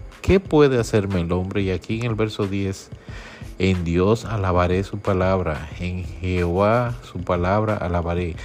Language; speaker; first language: Spanish; native; Spanish